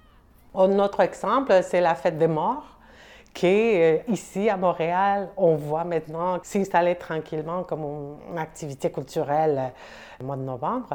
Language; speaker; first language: French; non-native, fluent; Spanish